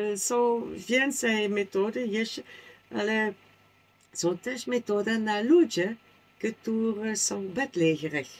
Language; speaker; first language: Polish; non-native, learner; Dutch